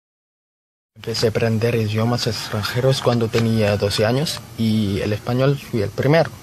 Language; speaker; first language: Spanish; non-native, fluent; Filipino